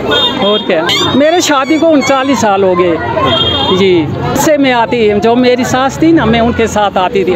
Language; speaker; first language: Hindi; non-native, local second language; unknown